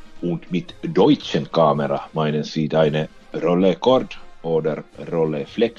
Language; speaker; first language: German; non-native, learner; Finnish